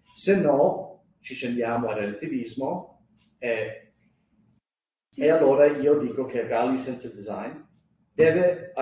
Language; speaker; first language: Italian; non-native, fluent; English